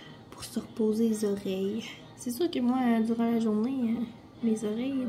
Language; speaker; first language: French; native; French